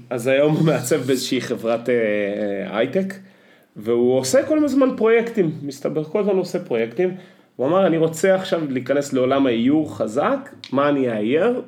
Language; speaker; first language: Hebrew; native; Hebrew